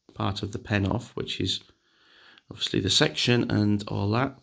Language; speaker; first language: English; native; English